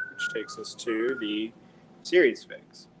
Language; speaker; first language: English; native; English